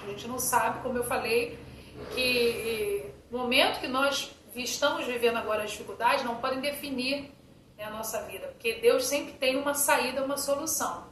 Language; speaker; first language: Portuguese; native; Portuguese